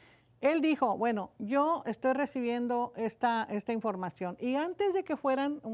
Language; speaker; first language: Spanish; native; Spanish